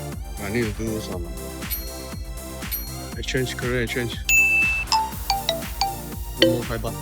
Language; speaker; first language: English; non-native, local second language; Chinese